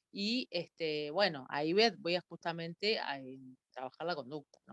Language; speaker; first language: Spanish; native; Spanish